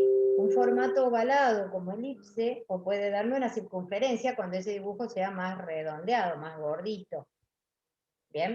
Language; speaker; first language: Spanish; native; Spanish